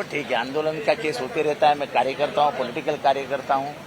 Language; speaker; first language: Hindi; non-native, local second language; Marathi